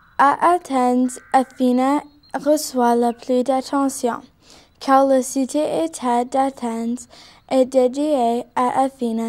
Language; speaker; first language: French; non-native, learner; English